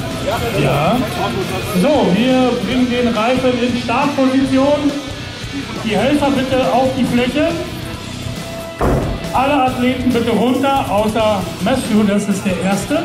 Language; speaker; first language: German; native; German